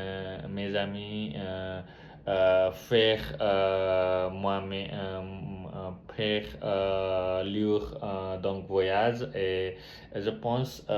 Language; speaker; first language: French; non-native, learner; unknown